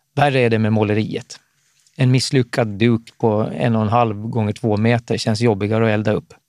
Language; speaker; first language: Swedish; native; Swedish